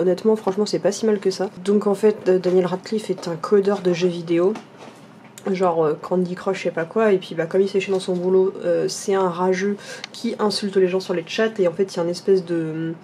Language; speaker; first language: French; native; French